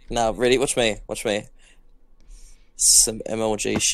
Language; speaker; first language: English; native; English